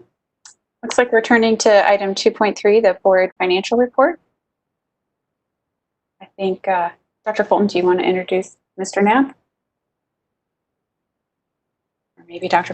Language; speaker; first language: English; native; English